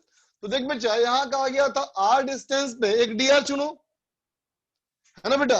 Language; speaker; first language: Hindi; native; Hindi